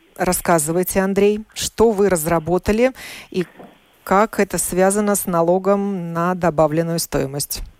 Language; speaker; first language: Russian; native; Russian